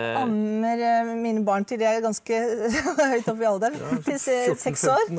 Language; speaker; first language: Norwegian; native; Norwegian